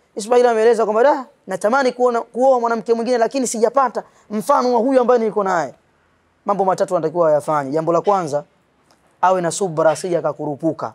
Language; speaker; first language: Swahili; native; Swahili